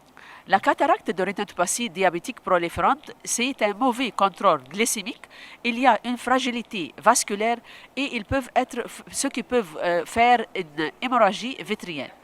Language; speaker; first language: French; non-native, local second language; Arabic